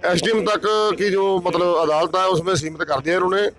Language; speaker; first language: Hindi; non-native, local second language; Punjabi